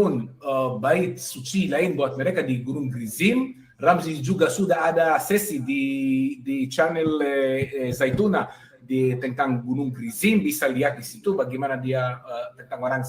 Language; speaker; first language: Indonesian; non-native, fluent; Hebrew